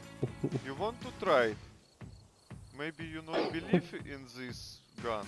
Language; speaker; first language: English; non-native, learner; Russian